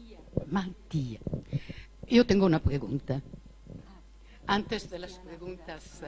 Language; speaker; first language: Spanish; non-native, fluent; Italian